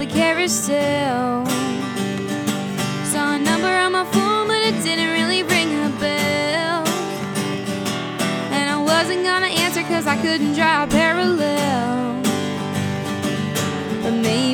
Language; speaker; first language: English; native; English